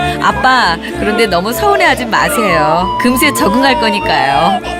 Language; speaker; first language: Korean; native; Korean